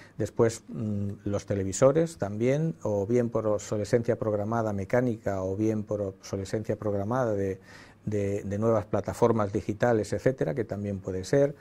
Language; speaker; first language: Spanish; native; Spanish